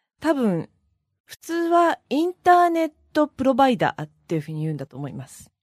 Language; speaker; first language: Japanese; native; Japanese